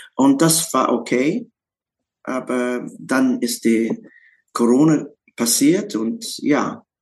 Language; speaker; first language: German; non-native, learner; English